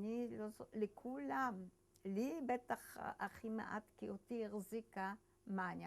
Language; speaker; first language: Hebrew; early bilingual, other home language; Polish